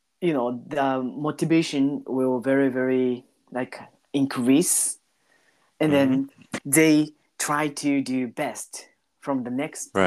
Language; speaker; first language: English; non-native, learner; Japanese